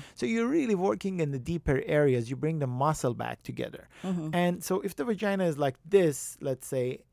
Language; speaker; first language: English; non-native, fluent; Persian